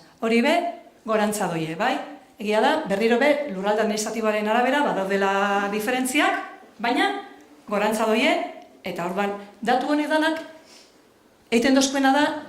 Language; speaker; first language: Basque; native; Basque